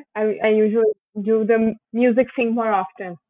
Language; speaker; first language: English; non-native, fluent; Portuguese